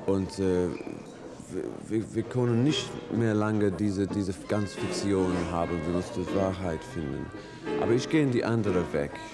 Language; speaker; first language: German; non-native, learner; English